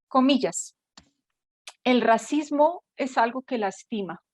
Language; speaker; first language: Spanish; native; Spanish